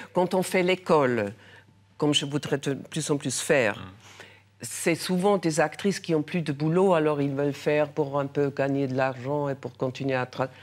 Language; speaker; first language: French; non-native, local second language; German